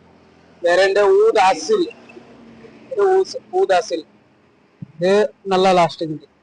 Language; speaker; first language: Malayalam; non-native, learner; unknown